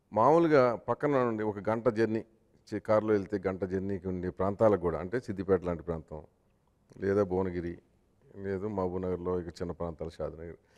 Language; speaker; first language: Telugu; native; Telugu